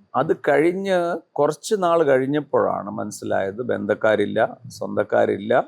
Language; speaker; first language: Malayalam; early bilingual, other home language; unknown